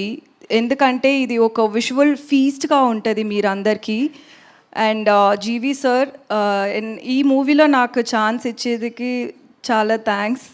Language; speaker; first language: Telugu; non-native, learner; Tamil